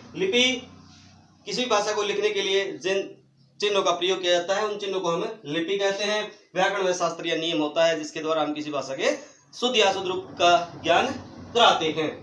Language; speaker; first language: Hindi; native; Hindi